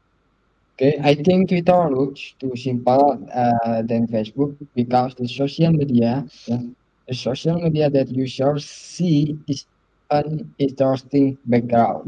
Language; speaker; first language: English; non-native, learner; Indonesian